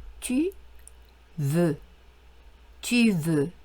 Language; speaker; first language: French; non-native, fluent; Korean